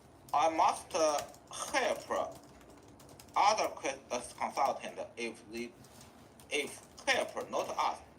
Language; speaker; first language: English; non-native, learner; Chinese